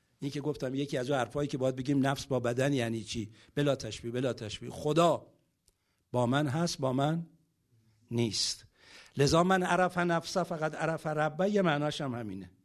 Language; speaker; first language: Persian; native; Persian